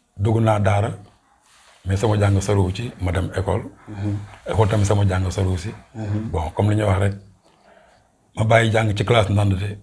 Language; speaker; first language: Wolof; native; Wolof